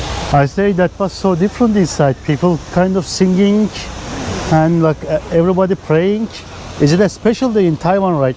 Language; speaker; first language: English; non-native, learner; Turkish